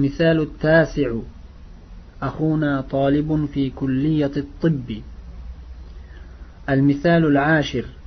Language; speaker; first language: Arabic; non-native, fluent; Uzbek